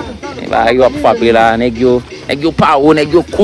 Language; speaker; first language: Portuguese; non-native, learner; Haitian Creole